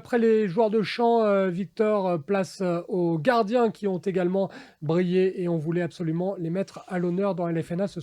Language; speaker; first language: French; native; French